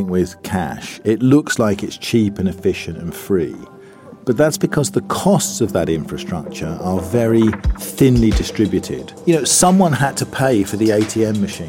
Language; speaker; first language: English; native; English